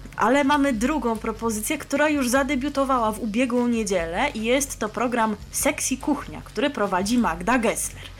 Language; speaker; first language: Polish; native; Polish